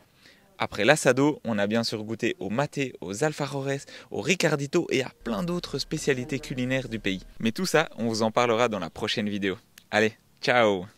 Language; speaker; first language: French; native; French